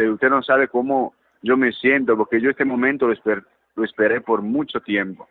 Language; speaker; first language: Spanish; early bilingual, heritage; Italian